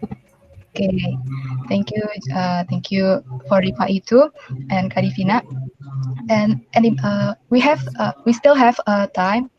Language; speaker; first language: English; non-native, local second language; Indonesian